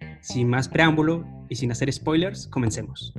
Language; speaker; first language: Spanish; native; Spanish